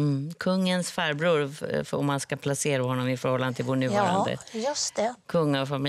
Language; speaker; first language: Swedish; native; Swedish